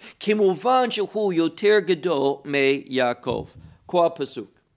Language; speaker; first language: Hebrew; non-native, fluent; English